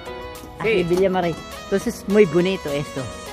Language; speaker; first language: Spanish; non-native, learner; Filipino